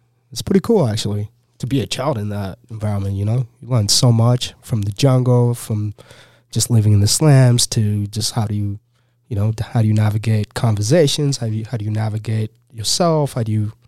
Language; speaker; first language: English; non-native, local second language; Ganda